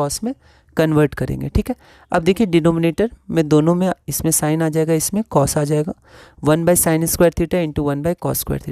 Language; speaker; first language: Hindi; native; Hindi